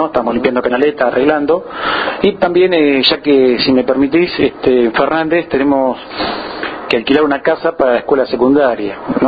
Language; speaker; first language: Spanish; native; Spanish